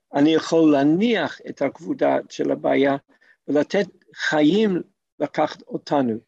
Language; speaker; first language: Hebrew; non-native, fluent; English